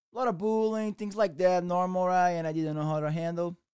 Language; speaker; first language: English; non-native, learner; Portuguese